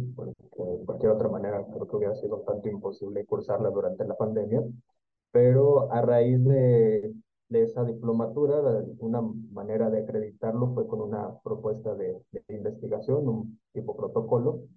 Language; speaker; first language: Spanish; native; Spanish